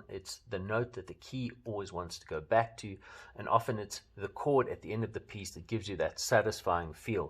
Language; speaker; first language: English; native; English